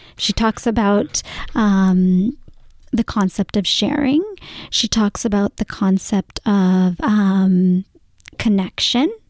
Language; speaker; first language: English; early bilingual, other home language; Gujarati